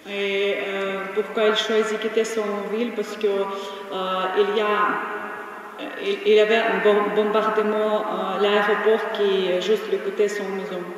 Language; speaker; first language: French; non-native, learner; Ukrainian